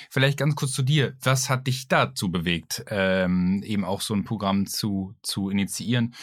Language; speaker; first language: German; native; German